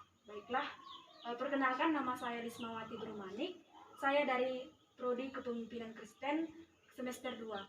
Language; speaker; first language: Indonesian; native; Indonesian